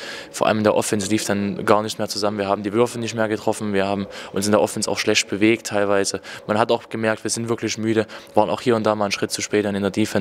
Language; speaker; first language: German; native; German